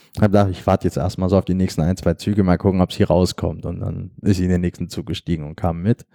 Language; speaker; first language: German; native; German